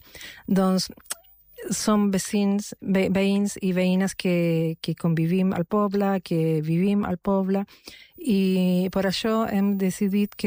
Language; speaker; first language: Catalan; non-native, local second language; Spanish